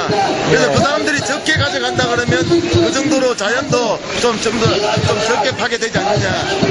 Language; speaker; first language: Korean; native; Korean